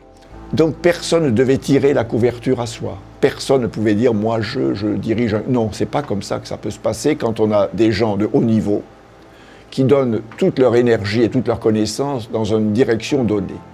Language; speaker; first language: French; native; French